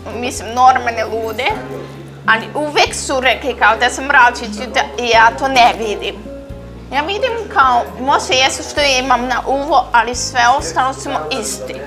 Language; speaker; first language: Serbian; early bilingual, heritage; Serbian